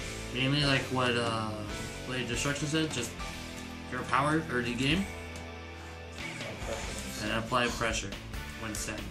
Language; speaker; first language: English; native; English